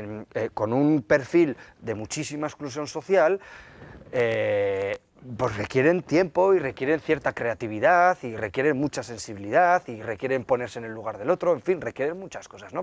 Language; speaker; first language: Spanish; native; Spanish